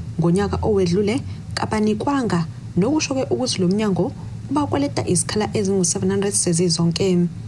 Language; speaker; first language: Zulu; native; Zulu